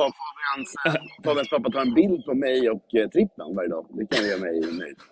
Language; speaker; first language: Swedish; native; Swedish